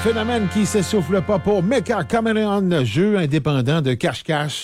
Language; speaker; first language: French; native; French